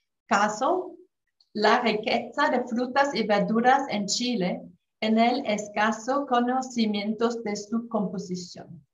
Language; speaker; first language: Spanish; non-native, fluent; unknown